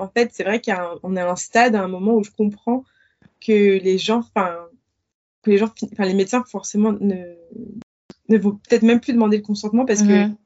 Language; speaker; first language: French; native; French